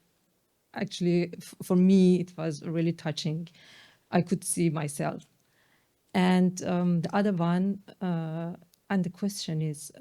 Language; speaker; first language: English; non-native, fluent; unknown